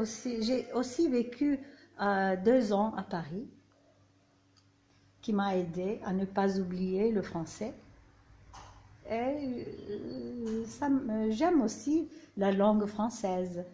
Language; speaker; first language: French; non-native, fluent; Turkish